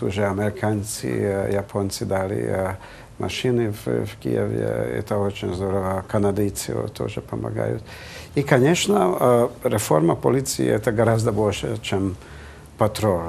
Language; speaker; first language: Russian; non-native, fluent; Hungarian